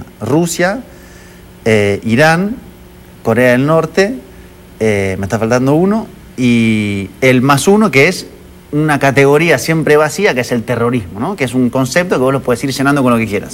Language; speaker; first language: Spanish; native; Spanish